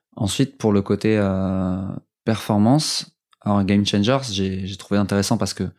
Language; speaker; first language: French; native; French